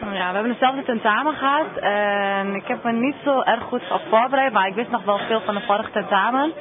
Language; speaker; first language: Dutch; early bilingual, other home language; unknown